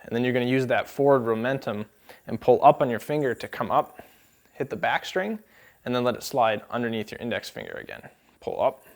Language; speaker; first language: English; native; English